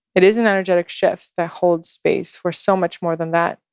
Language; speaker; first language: English; non-native, fluent; Russian